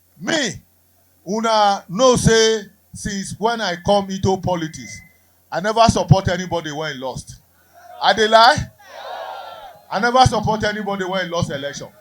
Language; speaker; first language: Nigerian Pidgin; non-native, local second language; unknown